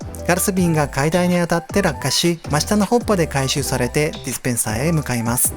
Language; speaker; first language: Japanese; native; Japanese